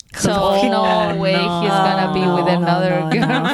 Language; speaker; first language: English; non-native, learner; Spanish